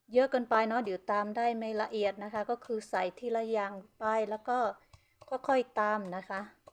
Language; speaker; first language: Thai; non-native, local second language; Karen languages